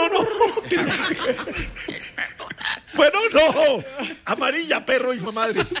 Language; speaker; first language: Spanish; native; Spanish